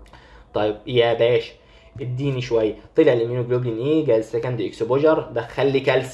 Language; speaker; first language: Arabic; native; Arabic